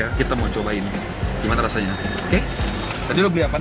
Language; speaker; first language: Indonesian; native; Indonesian